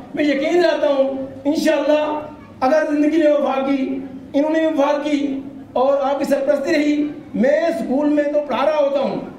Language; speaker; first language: Urdu; non-native, local second language; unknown